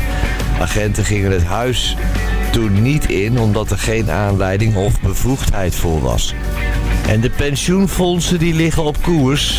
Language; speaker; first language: Dutch; native; Dutch